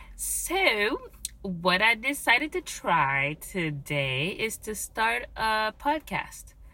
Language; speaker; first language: English; non-native, fluent; French